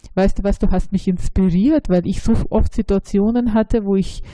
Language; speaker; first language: German; early bilingual, other home language; Russian